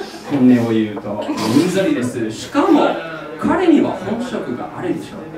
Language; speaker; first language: Japanese; non-native, fluent; English